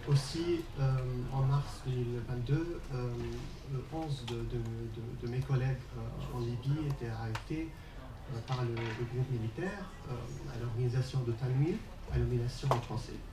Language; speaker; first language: French; non-native, learner; Arabic